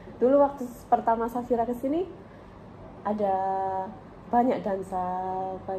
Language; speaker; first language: Indonesian; early bilingual, heritage; English